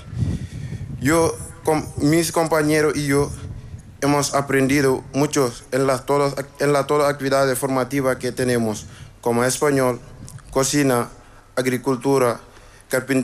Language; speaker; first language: Spanish; non-native, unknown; Wolof